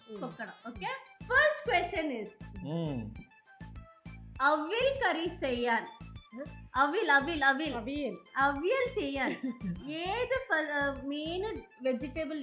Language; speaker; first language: Malayalam; non-native, learner; Tamil